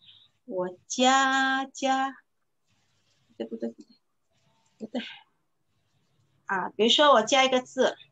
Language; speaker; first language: Chinese; non-native, fluent; Indonesian